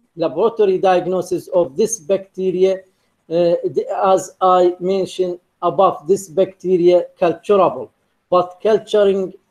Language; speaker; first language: English; non-native, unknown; Arabic